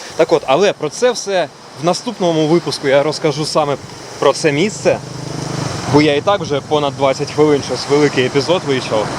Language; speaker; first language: Ukrainian; non-native, local second language; Russian